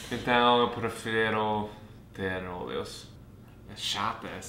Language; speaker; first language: Portuguese; non-native, fluent; English